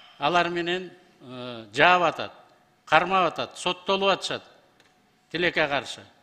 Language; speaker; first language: Kyrgyz; native; Kyrgyz